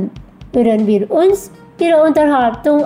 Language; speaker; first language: German; non-native, fluent; Indonesian